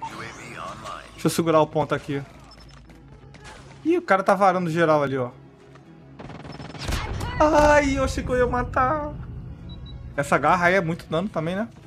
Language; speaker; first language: Portuguese; native; Portuguese